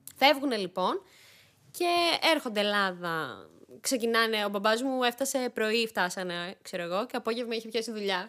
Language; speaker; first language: Greek; early bilingual, other home language; Armenian